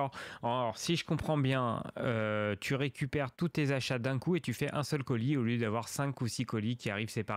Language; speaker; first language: French; native; French